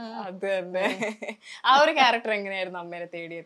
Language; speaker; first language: Malayalam; native; Malayalam